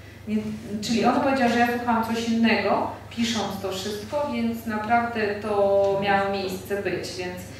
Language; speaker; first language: Polish; non-native, fluent; Georgian